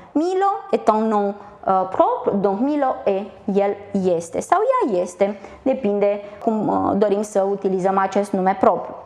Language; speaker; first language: Romanian; native; Romanian